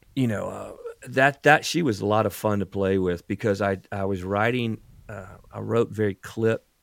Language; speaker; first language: English; native; English